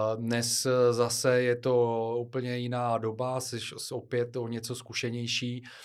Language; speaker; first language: Czech; non-native, fluent; Bulgarian